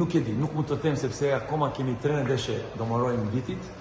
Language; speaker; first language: Albanian; non-native, learner; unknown